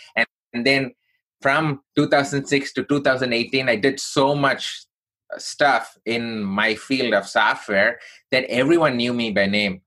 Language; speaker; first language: English; non-native, local second language; Tamil